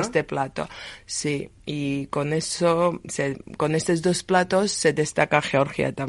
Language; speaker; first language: Spanish; non-native, learner; Georgian